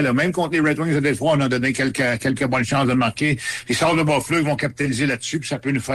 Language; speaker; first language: French; native; French